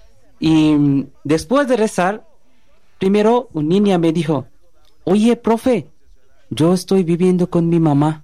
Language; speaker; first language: Spanish; non-native, learner; Bangla